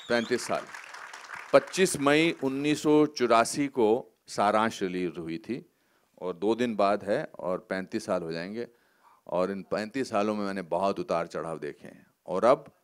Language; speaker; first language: Hindi; native; Hindi